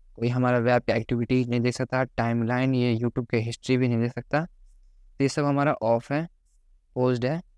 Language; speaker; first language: Hindi; native; Hindi